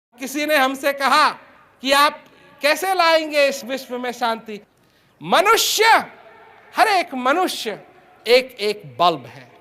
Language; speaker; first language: Hindi; native; Hindi